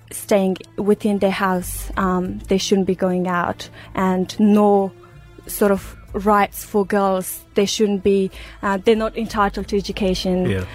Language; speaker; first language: English; non-native, fluent; Persian